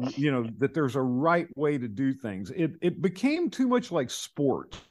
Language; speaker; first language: English; native; English